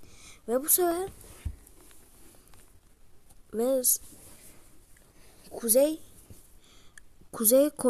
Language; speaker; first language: Turkish; early bilingual, heritage; Turkish